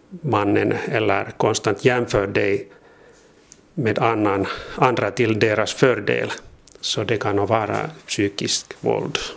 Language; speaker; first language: Swedish; non-native, learner; Finnish